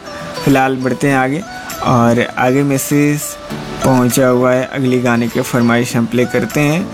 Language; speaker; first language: Hindi; native; Hindi